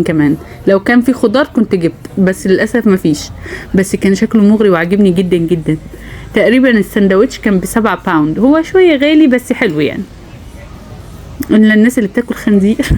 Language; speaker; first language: Arabic; native; Arabic